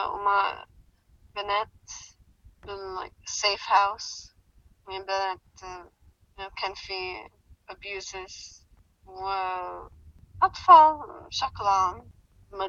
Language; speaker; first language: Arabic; early bilingual, heritage; English